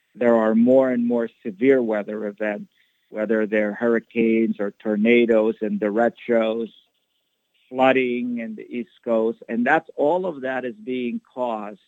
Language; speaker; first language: English; non-native, local second language; Filipino